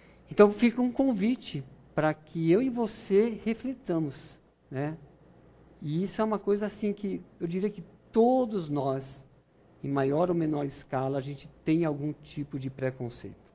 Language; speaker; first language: Portuguese; non-native, fluent; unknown